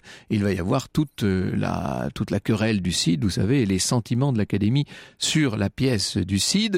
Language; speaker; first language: French; native; French